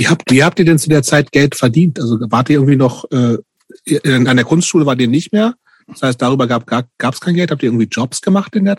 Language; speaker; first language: German; native; German